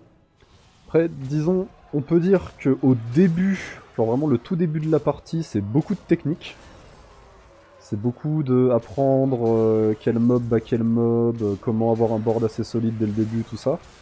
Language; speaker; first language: French; native; French